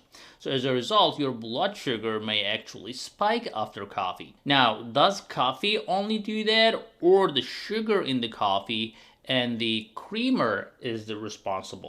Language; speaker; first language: English; non-native, fluent; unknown